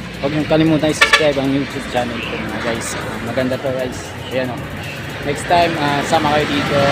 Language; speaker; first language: Filipino; native; Filipino